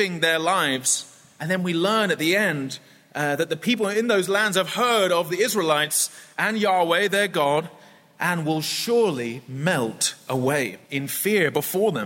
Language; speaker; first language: English; native; English